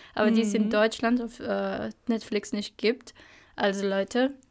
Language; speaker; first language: German; early bilingual, other home language; Albanian